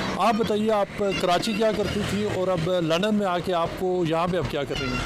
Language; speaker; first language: Urdu; native; Urdu